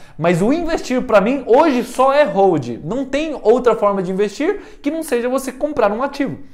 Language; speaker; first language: Portuguese; early bilingual, heritage; Portuguese